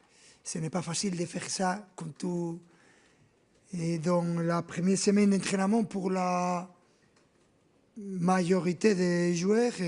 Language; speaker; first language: French; non-native, fluent; Spanish